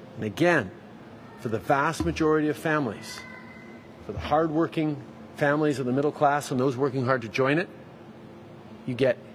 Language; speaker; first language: English; early bilingual, other home language; French